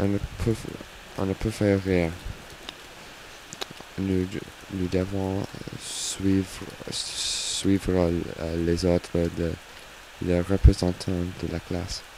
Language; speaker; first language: French; non-native, learner; English